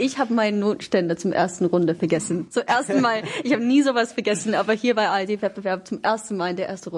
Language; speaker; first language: German; non-native, fluent; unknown